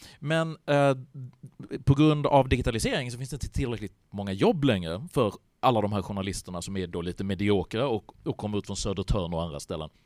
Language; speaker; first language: Swedish; native; Swedish